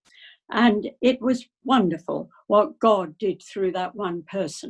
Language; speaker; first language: English; native; English